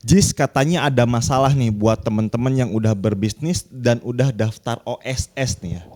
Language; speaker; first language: Indonesian; native; Indonesian